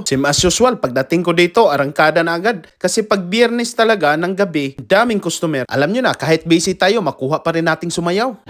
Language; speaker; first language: Filipino; non-native, local second language; Cebuano